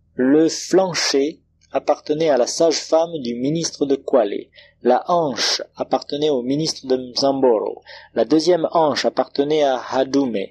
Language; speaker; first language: French; non-native, local second language; Comorian